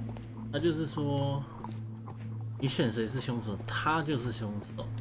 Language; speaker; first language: Chinese; native; Chinese